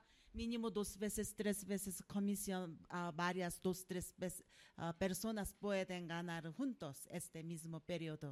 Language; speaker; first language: Spanish; non-native, learner; Korean